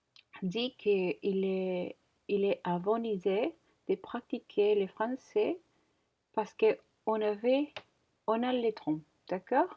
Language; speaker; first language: French; non-native, learner; Spanish